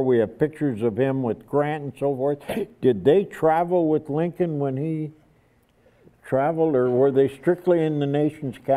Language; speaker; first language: English; native; English